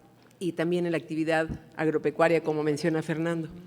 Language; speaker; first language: Spanish; native; Spanish